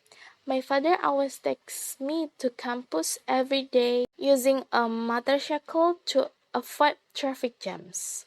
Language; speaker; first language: English; non-native, learner; Indonesian